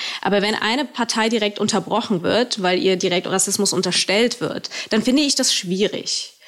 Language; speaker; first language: German; early bilingual, other home language; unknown